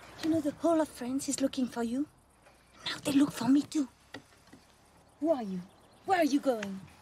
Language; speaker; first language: English; non-native, fluent; French